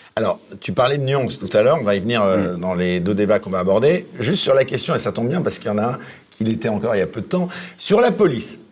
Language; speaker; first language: French; native; French